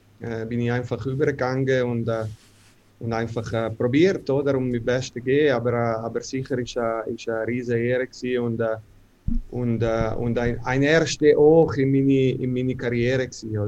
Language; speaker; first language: German; non-native, local second language; Italian